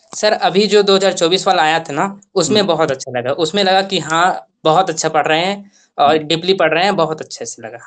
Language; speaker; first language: Hindi; native; Hindi